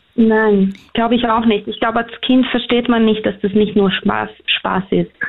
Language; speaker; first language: German; early bilingual, other home language; Hungarian